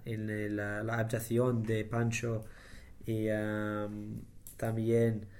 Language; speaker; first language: Spanish; non-native, learner; English